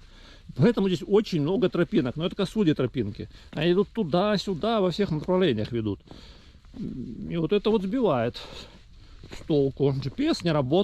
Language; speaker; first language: Russian; native; Russian